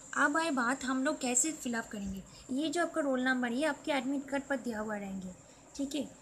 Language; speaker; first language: Hindi; non-native, local second language; Bangla